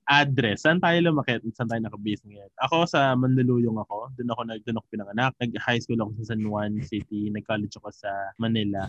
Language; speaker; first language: Filipino; native; Filipino